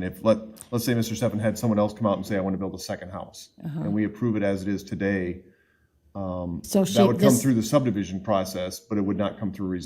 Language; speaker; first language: English; native; English